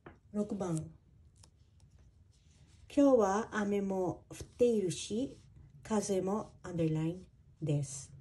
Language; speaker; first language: Japanese; non-native, fluent; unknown